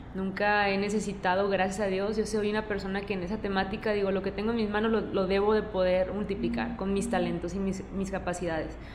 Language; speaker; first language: Spanish; native; Spanish